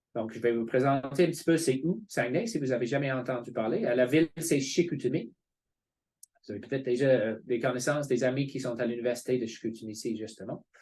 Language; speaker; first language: French; non-native, fluent; English